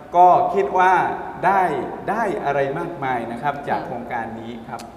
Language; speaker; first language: Thai; native; Thai